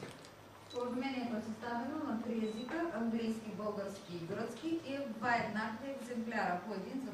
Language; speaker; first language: Bulgarian; native; Bulgarian